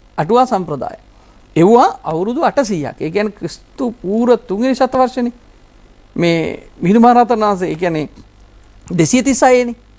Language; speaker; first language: Sinhala; native; Sinhala